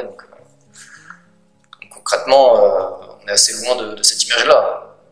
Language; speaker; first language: French; native; French